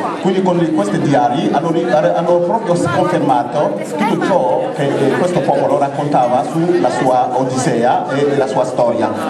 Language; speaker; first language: Italian; non-native, fluent; Baoulé